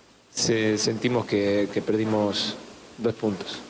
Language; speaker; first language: Spanish; non-native, learner; Portuguese